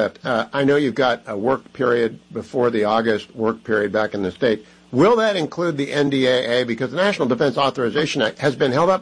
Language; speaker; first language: English; native; English